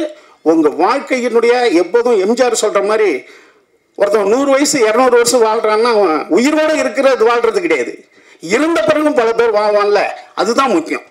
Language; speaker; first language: Tamil; native; Tamil